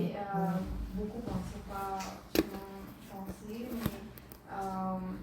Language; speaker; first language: French; non-native, learner; Bulgarian